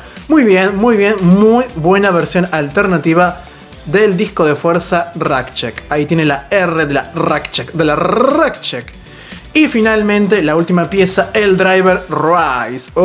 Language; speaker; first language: Spanish; native; Spanish